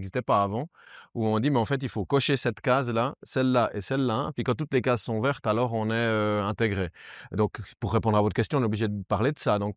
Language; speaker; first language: French; native; French